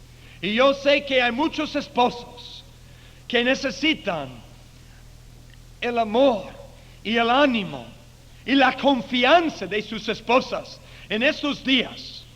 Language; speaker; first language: Spanish; non-native, fluent; English